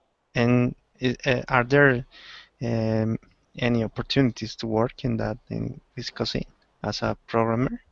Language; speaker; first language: English; non-native, learner; Spanish